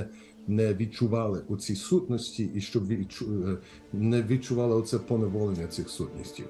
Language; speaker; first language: Ukrainian; early bilingual, heritage; Ukrainian